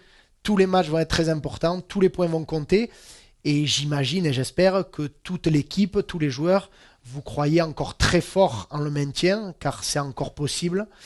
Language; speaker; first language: French; native; French